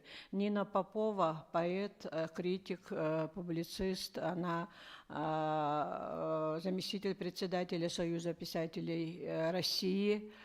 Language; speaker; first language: Russian; native; Russian